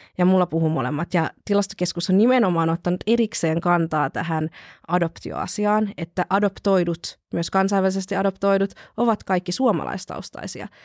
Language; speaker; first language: Finnish; native; Finnish